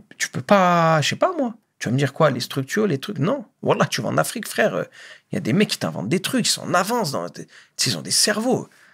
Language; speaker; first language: French; native; French